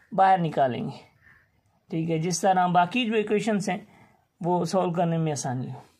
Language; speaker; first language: Urdu; non-native, local second language; Sindhi